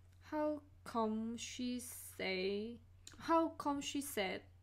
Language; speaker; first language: English; non-native, learner; Korean